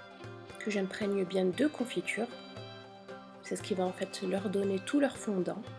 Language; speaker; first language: French; native; French